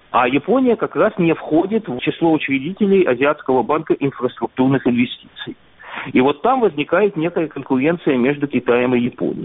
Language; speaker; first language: Russian; native; Russian